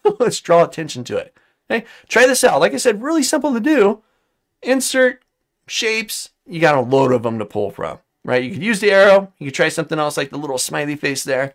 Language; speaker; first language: English; native; English